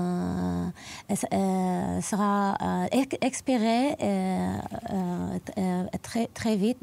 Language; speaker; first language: French; non-native, learner; Arabic